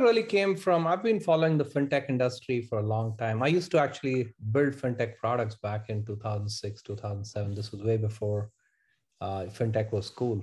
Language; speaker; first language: English; non-native, local second language; Hindi